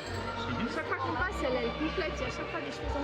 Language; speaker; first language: French; native; French